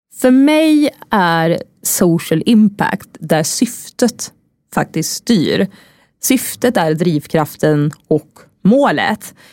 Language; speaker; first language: Swedish; native; Swedish